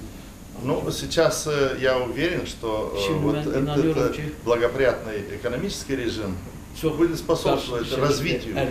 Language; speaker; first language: Russian; non-native, local second language; Romanian